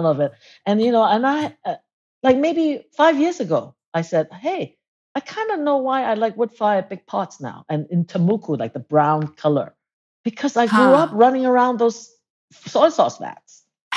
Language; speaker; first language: English; non-native, local second language; Cantonese